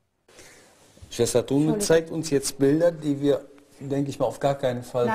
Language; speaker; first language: German; native; German